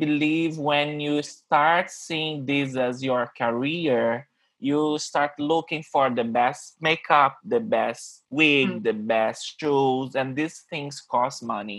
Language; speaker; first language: English; non-native, fluent; Portuguese